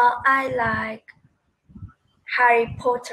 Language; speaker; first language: English; non-native, learner; Vietnamese